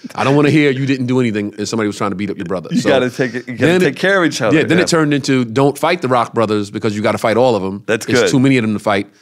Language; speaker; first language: English; native; English